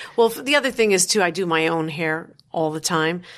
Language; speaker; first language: English; native; English